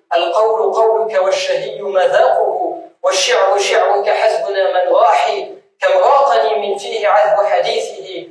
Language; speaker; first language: Arabic; non-native, fluent; French